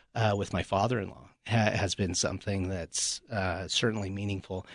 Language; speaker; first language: English; native; English